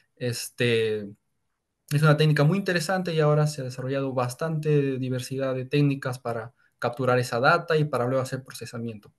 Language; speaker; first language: Spanish; native; Spanish